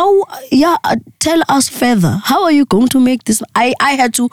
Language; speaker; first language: English; non-native, local second language; Xhosa